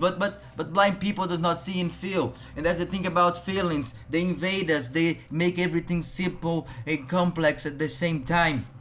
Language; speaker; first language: English; non-native, fluent; Portuguese